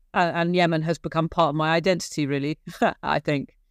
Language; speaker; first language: English; native; English